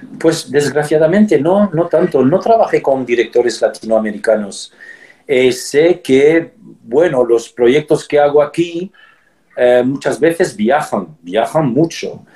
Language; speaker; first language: Spanish; early bilingual, heritage; Spanish